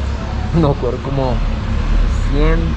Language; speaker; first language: Spanish; non-native, learner; English